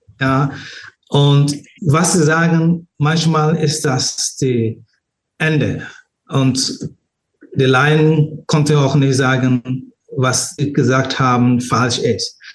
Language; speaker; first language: German; non-native, learner; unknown